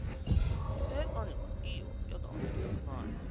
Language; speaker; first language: Japanese; native; Japanese